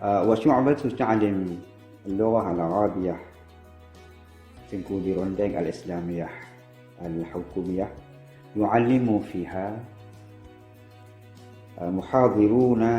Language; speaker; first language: Arabic; non-native, fluent; Indonesian